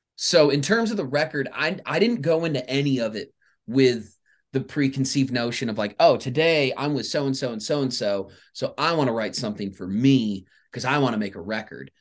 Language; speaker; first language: English; native; English